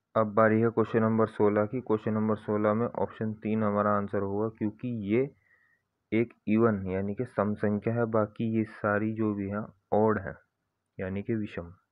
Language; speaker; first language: Hindi; native; Hindi